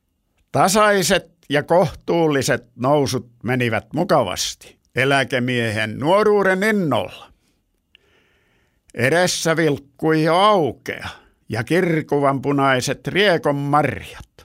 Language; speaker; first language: Finnish; native; Finnish